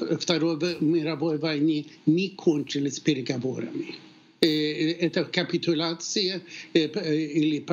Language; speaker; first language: Russian; non-native, fluent; Swedish